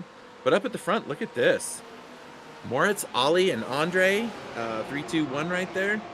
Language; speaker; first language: English; native; English